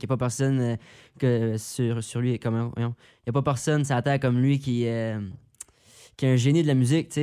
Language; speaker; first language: French; native; French